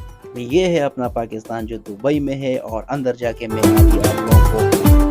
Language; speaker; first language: Hindi; non-native, local second language; Punjabi